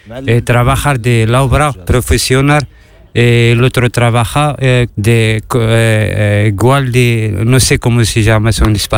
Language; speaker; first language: Spanish; non-native, learner; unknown